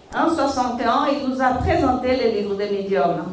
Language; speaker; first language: French; non-native, fluent; Portuguese